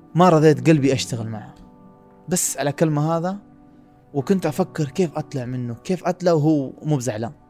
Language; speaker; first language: Arabic; non-native, fluent; Urdu